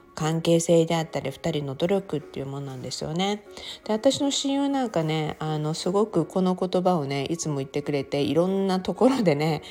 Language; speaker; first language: Japanese; native; Japanese